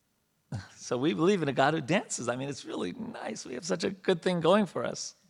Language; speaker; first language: English; native; English